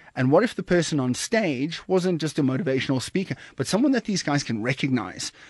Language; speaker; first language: English; native; English